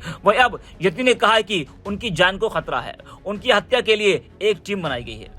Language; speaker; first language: Hindi; native; Hindi